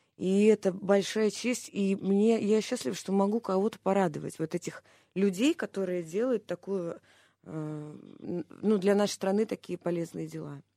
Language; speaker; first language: Russian; native; Russian